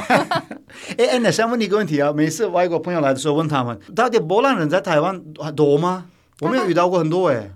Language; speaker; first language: Chinese; non-native, fluent; Turkish